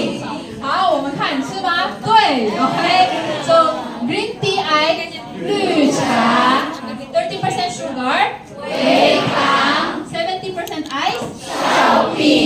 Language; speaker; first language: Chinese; non-native, fluent; Filipino